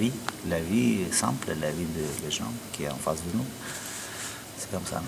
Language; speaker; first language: French; non-native, learner; Russian